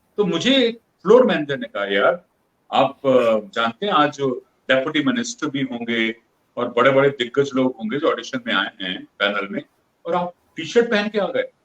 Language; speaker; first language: Hindi; non-native, local second language; Punjabi